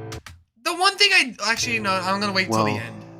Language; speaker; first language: English; native; English